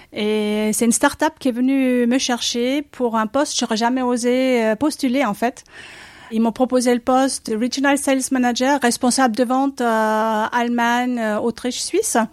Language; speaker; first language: French; non-native, fluent; German